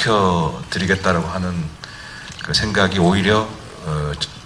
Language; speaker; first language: Korean; native; Korean